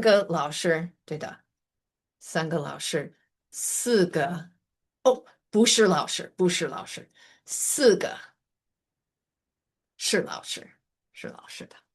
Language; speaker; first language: Chinese; non-native, fluent; English